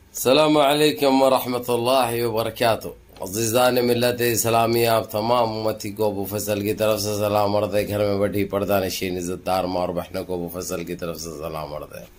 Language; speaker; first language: Urdu; native; Urdu